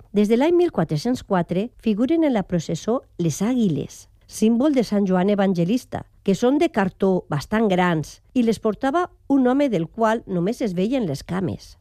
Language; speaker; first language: Catalan; native; Catalan